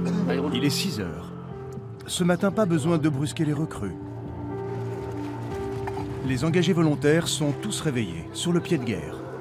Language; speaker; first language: French; native; French